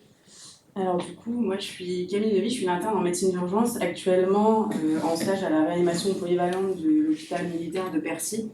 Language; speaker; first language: French; native; French